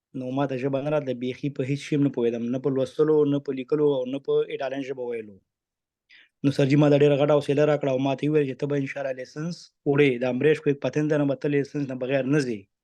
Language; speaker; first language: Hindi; non-native, fluent; Pashto